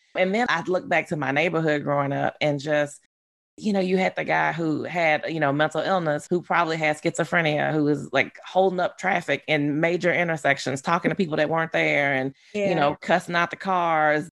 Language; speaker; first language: English; native; English